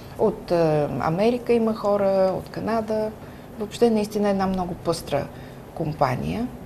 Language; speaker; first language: Bulgarian; native; Bulgarian